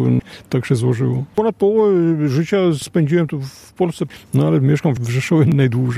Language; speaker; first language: Polish; non-native, fluent; Armenian